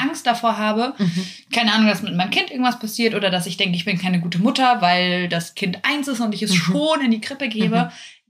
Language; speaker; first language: German; native; German